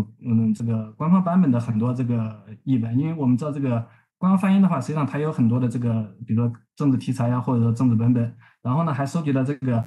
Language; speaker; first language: Chinese; native; Chinese